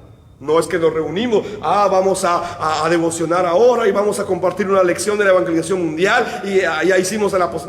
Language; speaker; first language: Spanish; native; Spanish